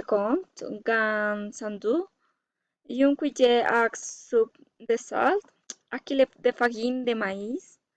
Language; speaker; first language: French; non-native, learner; Spanish